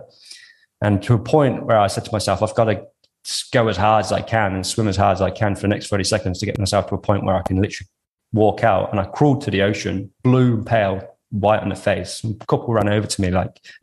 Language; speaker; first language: English; native; English